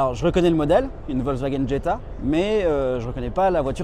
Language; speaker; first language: French; native; French